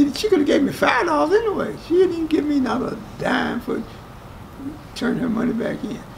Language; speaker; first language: English; native; English